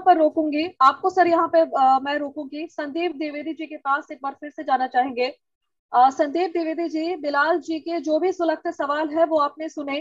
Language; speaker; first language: Hindi; native; Hindi